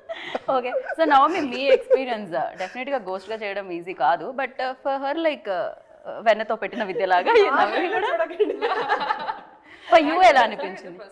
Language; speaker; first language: Telugu; native; Telugu